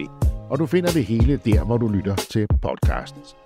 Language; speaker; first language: Danish; native; Danish